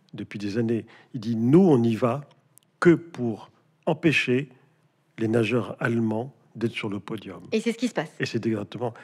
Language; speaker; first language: French; native; French